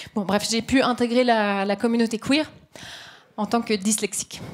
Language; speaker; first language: French; native; French